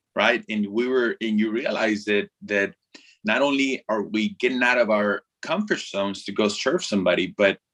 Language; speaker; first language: English; non-native, fluent; Spanish